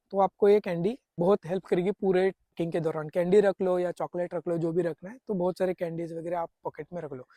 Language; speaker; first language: Hindi; non-native, local second language; Marathi